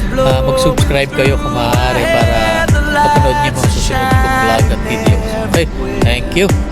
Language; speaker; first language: Filipino; native; Filipino